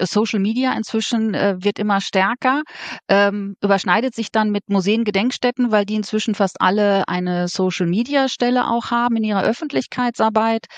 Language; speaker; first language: German; native; German